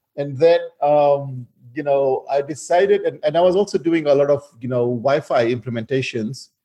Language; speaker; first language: English; non-native, fluent; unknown